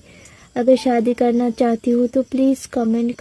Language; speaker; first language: Hindi; non-native, learner; Bangla